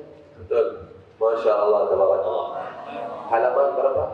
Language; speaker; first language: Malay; non-native, fluent; Arabic